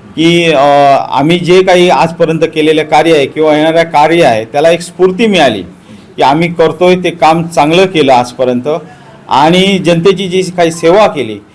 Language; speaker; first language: Marathi; native; Marathi